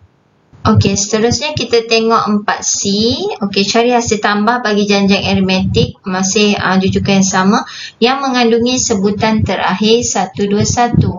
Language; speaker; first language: Malay; native; Malay